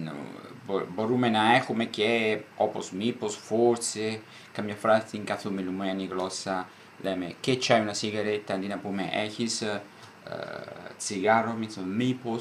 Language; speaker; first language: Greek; non-native, fluent; Italian